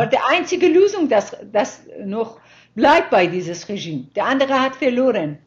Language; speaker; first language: German; non-native, fluent; Persian